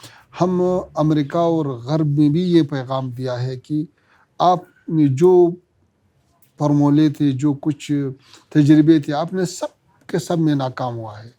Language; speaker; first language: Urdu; non-native, learner; Pashto